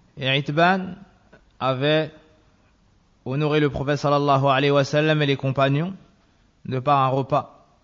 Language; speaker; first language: French; native; French